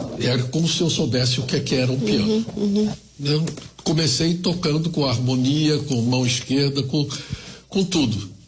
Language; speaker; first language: Portuguese; early bilingual, other home language; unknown